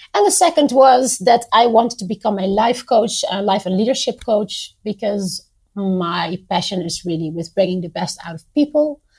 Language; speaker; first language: English; non-native, fluent; Dutch